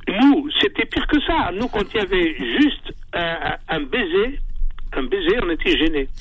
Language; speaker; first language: French; non-native, local second language; Kabyle